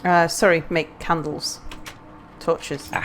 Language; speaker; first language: English; native; English